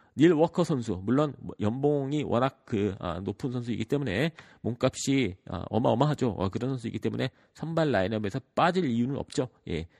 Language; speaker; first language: Korean; early bilingual, heritage; Korean